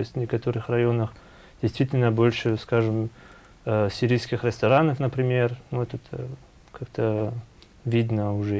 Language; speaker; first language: Russian; non-native, fluent; German